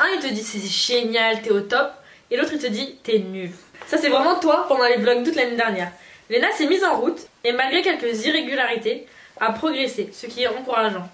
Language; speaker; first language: French; native; French